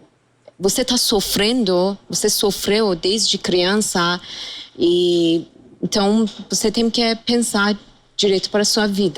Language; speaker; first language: Portuguese; non-native, fluent; Persian